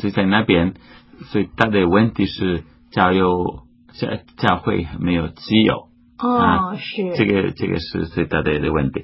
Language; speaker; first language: Chinese; non-native, fluent; Spanish